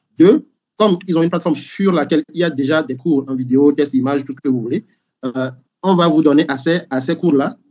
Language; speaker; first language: French; non-native, local second language; Ewe